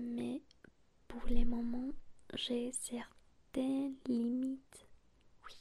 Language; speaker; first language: French; non-native, learner; Spanish